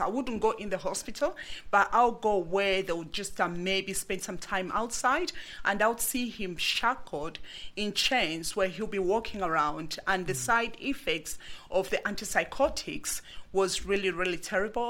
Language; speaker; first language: English; non-native, local second language; Bemba